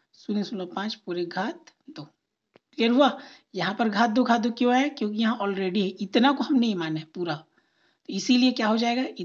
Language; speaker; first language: Hindi; native; Hindi